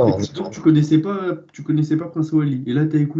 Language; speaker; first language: French; native; French